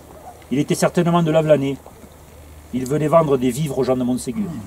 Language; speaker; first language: French; native; French